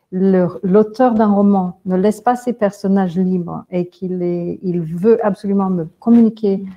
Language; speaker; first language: French; non-native, fluent; English